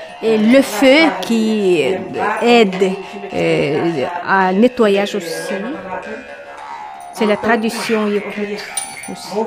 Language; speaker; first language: French; non-native, learner; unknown